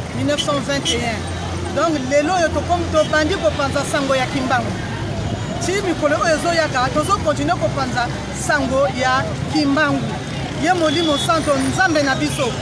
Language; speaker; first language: Lingala; native; Lingala